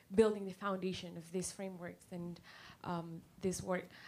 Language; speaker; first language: English; non-native, fluent; Indonesian